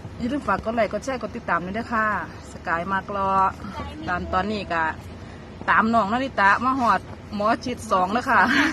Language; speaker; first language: Thai; native; Thai